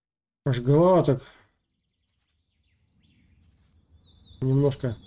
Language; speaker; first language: Russian; native; Russian